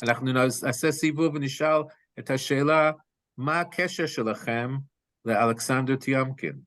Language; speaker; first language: Hebrew; non-native, fluent; English